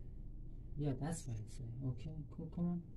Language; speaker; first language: English; non-native, learner; Persian